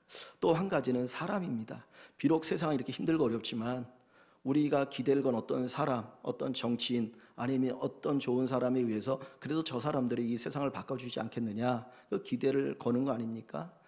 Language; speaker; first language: Korean; native; Korean